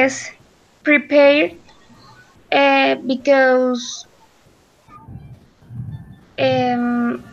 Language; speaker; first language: English; non-native, learner; Spanish